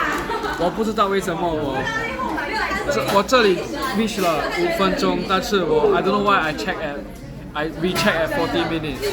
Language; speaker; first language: Chinese; non-native, learner; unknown